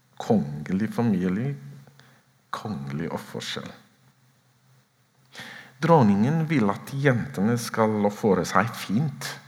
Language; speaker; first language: Norwegian; non-native, fluent; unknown